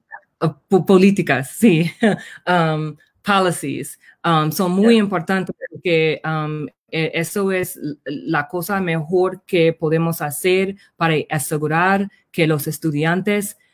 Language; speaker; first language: Spanish; early bilingual, heritage; Spanish